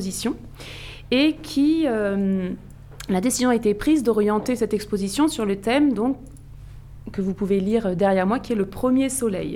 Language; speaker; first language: French; native; French